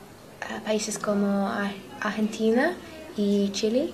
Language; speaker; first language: Spanish; non-native, learner; English